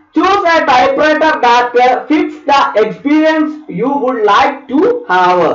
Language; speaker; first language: English; non-native, local second language; Malayalam